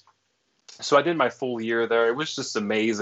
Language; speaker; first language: English; non-native, fluent; French